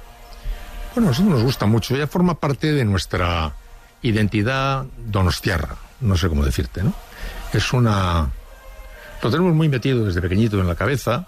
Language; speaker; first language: Spanish; native; Spanish